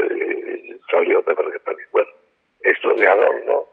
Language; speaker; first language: Spanish; native; Spanish